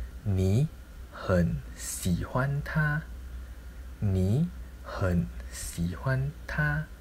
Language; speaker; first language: Chinese; non-native, local second language; Malay